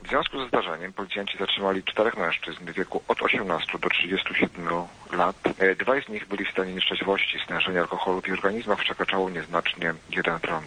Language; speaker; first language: Polish; native; Polish